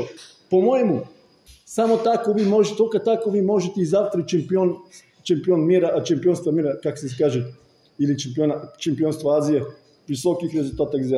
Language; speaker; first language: Russian; non-native, fluent; Serbian